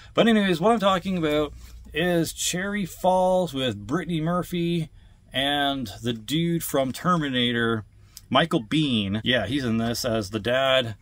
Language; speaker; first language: English; native; English